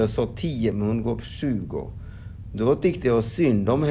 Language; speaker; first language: Swedish; non-native, fluent; Odia